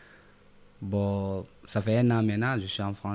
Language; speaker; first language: French; non-native, local second language; Mandingo